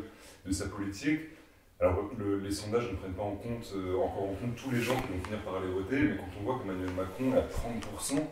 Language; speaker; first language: French; native; French